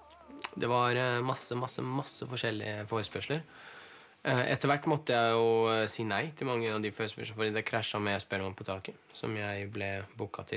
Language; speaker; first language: Norwegian; early bilingual, other home language; Russian